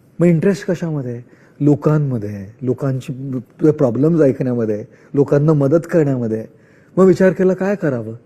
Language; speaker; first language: Marathi; non-native, local second language; Marwari